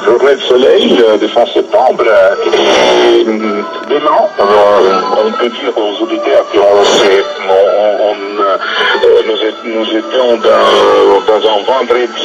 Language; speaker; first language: French; non-native, fluent; Italian